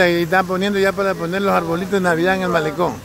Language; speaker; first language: Spanish; native; Spanish